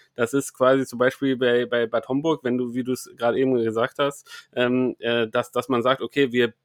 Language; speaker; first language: German; non-native, fluent; Spanish